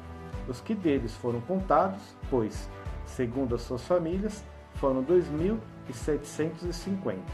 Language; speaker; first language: Portuguese; native; Portuguese